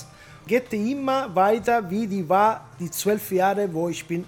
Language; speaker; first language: German; non-native, learner; Italian